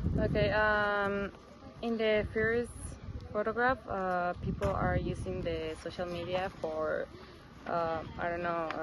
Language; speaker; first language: English; non-native, fluent; Spanish